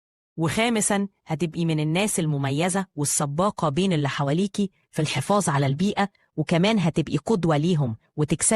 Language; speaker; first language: Arabic; native; Arabic